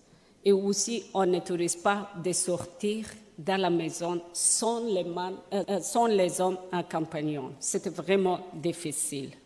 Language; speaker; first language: French; non-native, learner; Persian